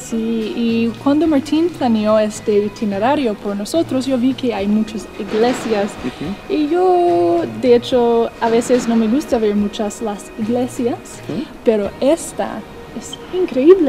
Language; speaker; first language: Spanish; non-native, fluent; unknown